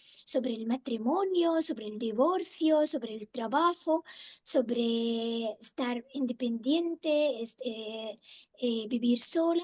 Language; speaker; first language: Spanish; non-native, fluent; Arabic